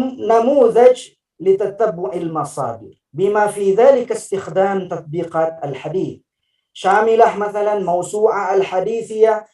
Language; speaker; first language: Arabic; non-native, fluent; Indonesian